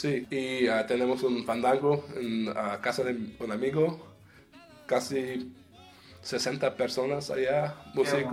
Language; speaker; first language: Spanish; early bilingual, heritage; Spanish